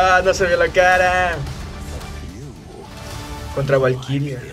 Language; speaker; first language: Spanish; native; Spanish